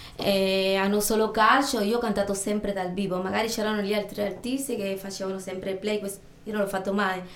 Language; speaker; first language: Italian; non-native, fluent; Spanish